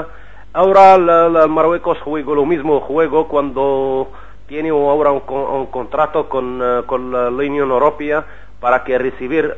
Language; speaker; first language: Spanish; non-native, learner; Arabic